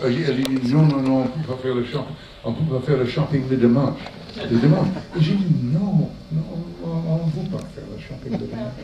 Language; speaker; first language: French; non-native, learner; English